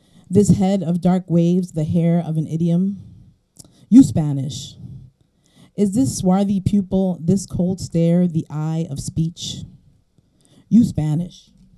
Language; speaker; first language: English; early bilingual, other home language; Spanish